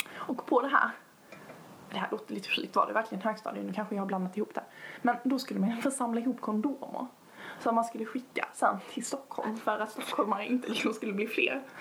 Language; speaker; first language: Swedish; native; Swedish